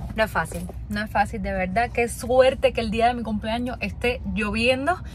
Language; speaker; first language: Spanish; native; Spanish